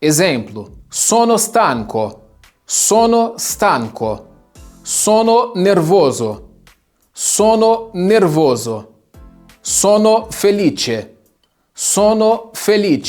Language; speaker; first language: Italian; non-native, fluent; Portuguese